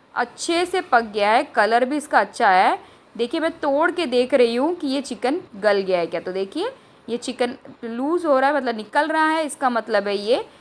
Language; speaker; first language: Hindi; non-native, local second language; Marathi